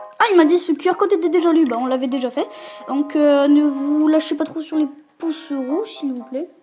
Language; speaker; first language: French; native; French